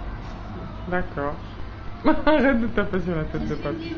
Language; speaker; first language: French; native; French